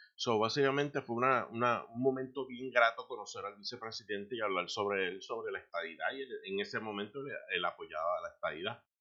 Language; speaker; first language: Spanish; native; Spanish